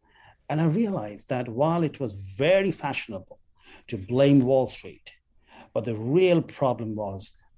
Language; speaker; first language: English; non-native, local second language; Bangla